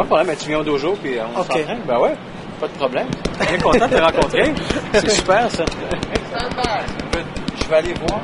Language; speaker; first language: French; native; French